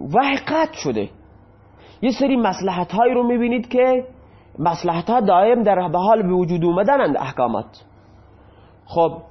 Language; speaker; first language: Persian; non-native, local second language; Baluchi